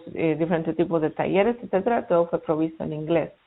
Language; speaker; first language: Spanish; native; Spanish